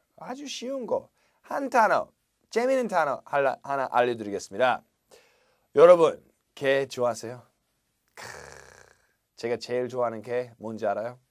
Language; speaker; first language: Korean; non-native, fluent; English